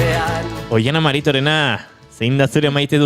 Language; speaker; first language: Basque; native; Basque